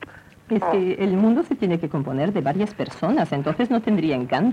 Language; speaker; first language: Spanish; non-native, local second language; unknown